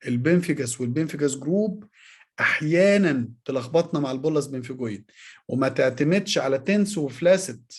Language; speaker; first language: Arabic; native; Arabic